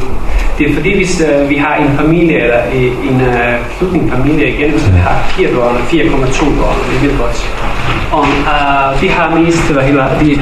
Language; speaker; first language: Danish; non-native, fluent; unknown